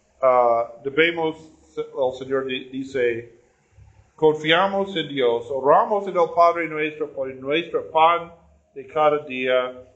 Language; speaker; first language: Spanish; non-native, learner; English